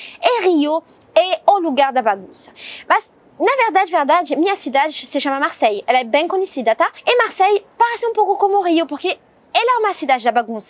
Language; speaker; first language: Portuguese; non-native, learner; French